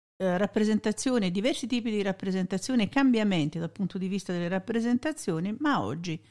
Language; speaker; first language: Italian; native; Italian